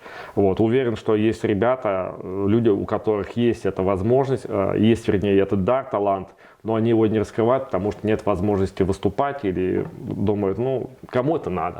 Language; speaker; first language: Russian; native; Russian